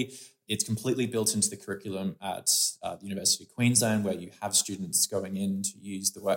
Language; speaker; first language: English; native; English